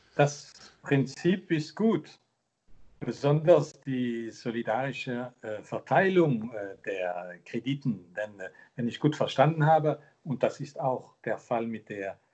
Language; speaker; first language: German; non-native, local second language; French